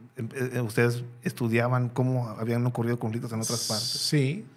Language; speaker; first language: Spanish; native; Spanish